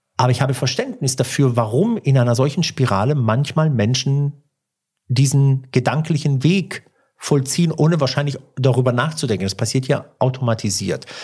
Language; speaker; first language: German; early bilingual, other home language; Italian